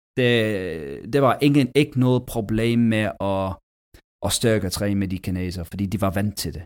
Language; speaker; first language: Danish; non-native, fluent; English